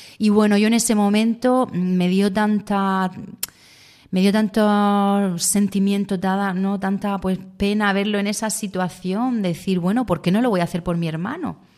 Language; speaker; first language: Spanish; native; Spanish